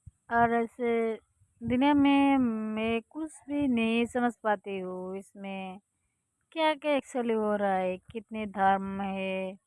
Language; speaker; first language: Hindi; non-native, fluent; Bangla